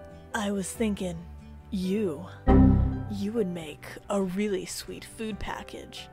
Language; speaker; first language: English; native; English